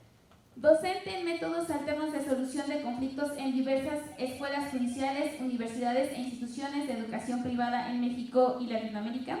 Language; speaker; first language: Spanish; native; Spanish